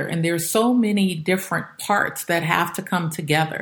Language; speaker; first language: English; native; English